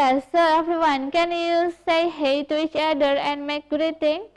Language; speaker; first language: English; non-native, fluent; Indonesian